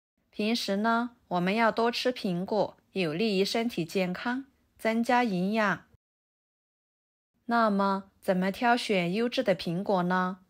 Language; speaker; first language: Chinese; native; Chinese